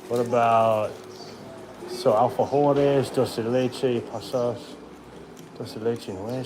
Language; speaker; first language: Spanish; non-native, learner; English